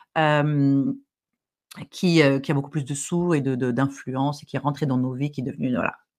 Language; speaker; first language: French; non-native, local second language; Arabic